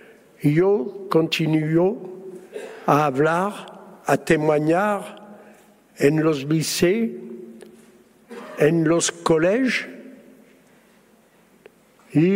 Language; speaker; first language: Spanish; early bilingual, heritage; Spanish